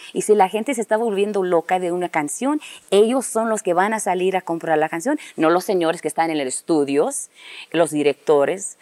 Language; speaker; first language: Spanish; early bilingual, heritage; Spanish